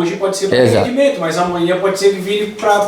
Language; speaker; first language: Portuguese; native; Portuguese